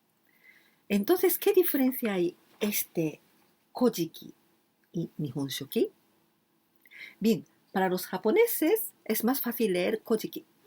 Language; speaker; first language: Spanish; non-native, fluent; Japanese